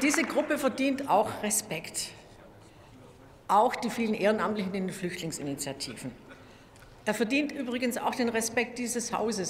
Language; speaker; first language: German; native; German